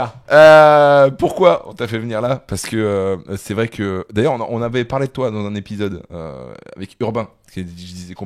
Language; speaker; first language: French; native; French